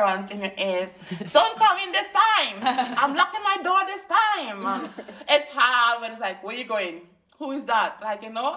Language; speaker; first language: English; native; English